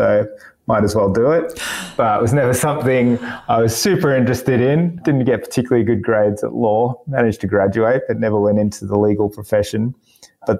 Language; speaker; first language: English; native; English